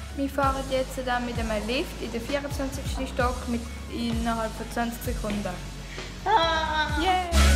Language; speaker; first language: German; native; German